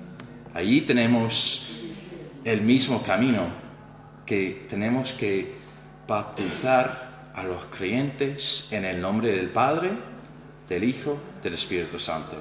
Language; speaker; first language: Spanish; non-native, fluent; English